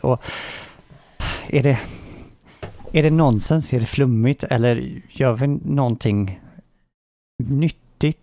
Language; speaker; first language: Swedish; native; Swedish